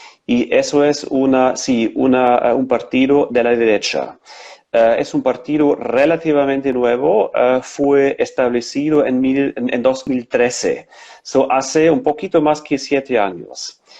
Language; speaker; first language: Spanish; non-native, fluent; German